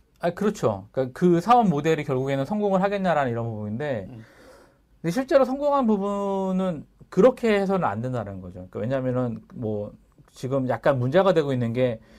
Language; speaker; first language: Korean; native; Korean